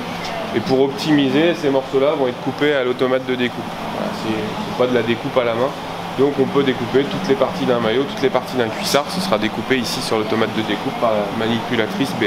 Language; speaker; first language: French; native; French